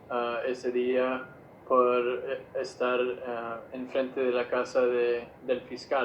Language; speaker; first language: Spanish; non-native, fluent; English